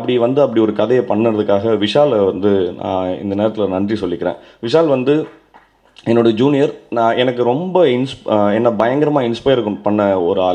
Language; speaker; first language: Tamil; native; Tamil